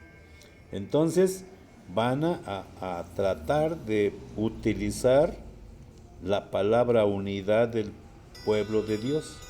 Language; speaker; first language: Spanish; native; Spanish